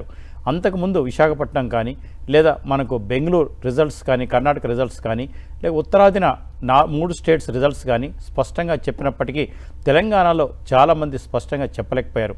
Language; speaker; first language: Telugu; native; Telugu